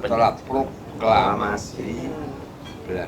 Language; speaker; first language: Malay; non-native, local second language; Javanese